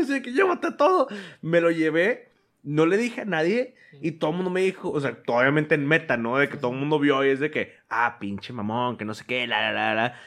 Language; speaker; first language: Spanish; native; Spanish